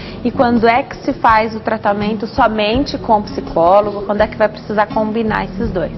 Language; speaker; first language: Portuguese; native; Portuguese